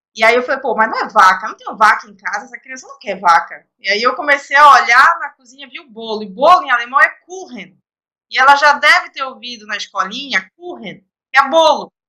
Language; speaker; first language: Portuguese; native; Portuguese